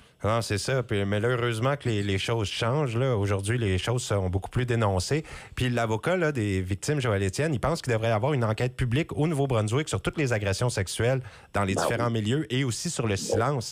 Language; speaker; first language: French; native; French